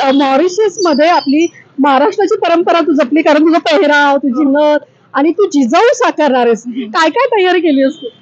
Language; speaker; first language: Marathi; native; Marathi